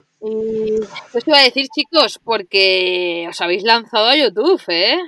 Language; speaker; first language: Spanish; native; Spanish